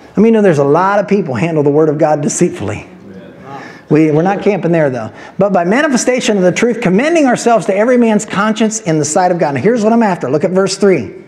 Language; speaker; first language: English; native; English